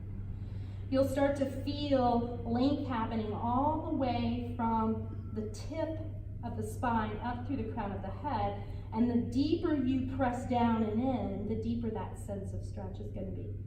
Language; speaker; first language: English; native; English